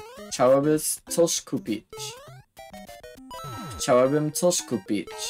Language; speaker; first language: Polish; non-native, learner; English